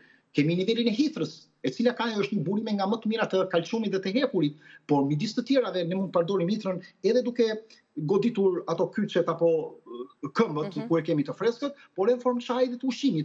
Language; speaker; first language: Albanian; native; Albanian